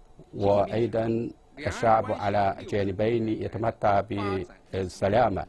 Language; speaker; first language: Arabic; non-native, fluent; Chinese